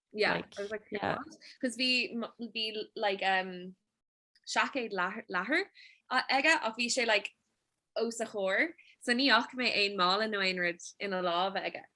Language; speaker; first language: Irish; non-native, local second language; English